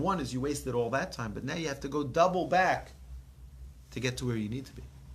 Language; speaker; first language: English; native; English